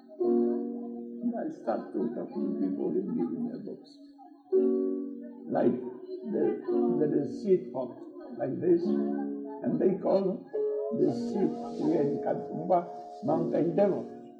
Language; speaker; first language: English; non-native, fluent; Polish